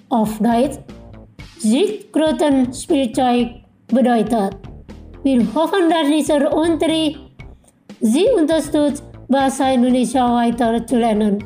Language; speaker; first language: German; non-native, fluent; Indonesian